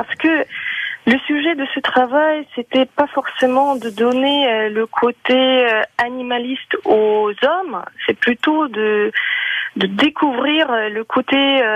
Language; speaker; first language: French; non-native, fluent; Ukrainian